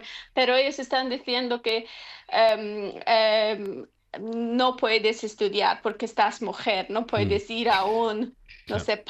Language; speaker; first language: Spanish; non-native, learner; Persian